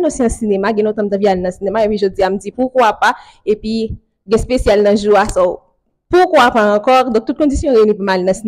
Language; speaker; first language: French; non-native, local second language; Haitian Creole